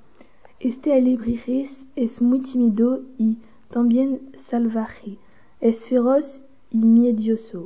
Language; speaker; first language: Spanish; non-native, learner; French